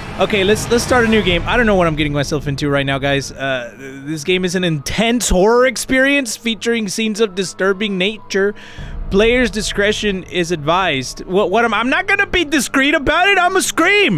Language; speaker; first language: English; early bilingual, other home language; Spanish